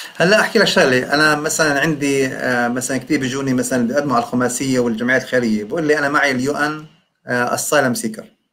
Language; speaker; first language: Arabic; native; Arabic